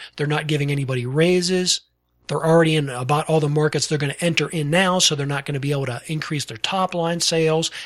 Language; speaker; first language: English; native; English